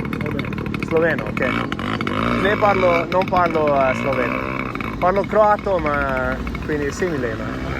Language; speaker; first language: Italian; non-native, fluent; English